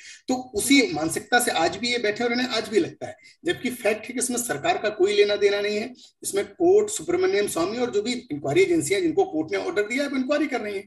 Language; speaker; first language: Hindi; native; Hindi